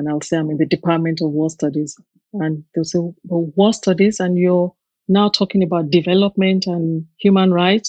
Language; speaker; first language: English; non-native, local second language; Yoruba